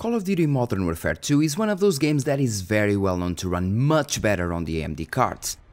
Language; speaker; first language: English; non-native, fluent; Portuguese